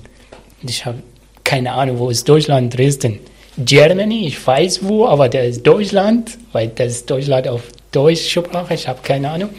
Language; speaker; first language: German; non-native, learner; Arabic